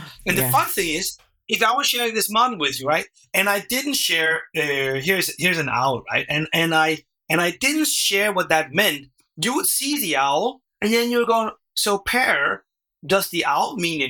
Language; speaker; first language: English; non-native, fluent; Danish